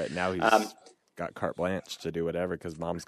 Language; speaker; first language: English; native; English